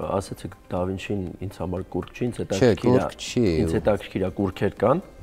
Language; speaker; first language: Armenian; native; Armenian